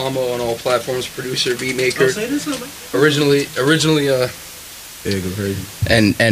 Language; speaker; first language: English; native; English